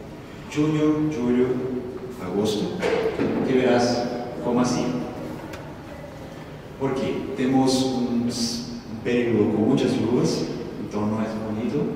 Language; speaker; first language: Spanish; non-native, learner; Portuguese